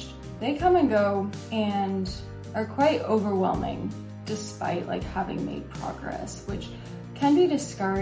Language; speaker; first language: English; native; English